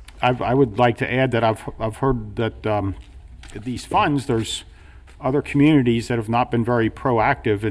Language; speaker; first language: English; native; English